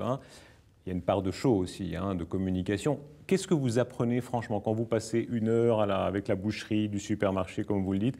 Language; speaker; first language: French; native; French